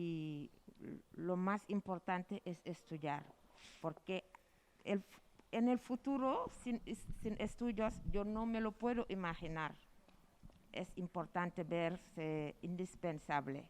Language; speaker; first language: Spanish; non-native, fluent; Wolof